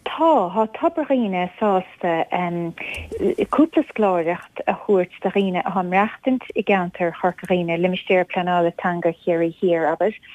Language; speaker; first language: Irish; native; Irish